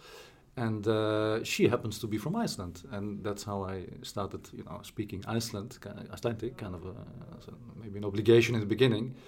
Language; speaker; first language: English; non-native, fluent; Dutch